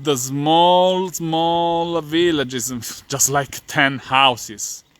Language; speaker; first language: English; non-native, fluent; Italian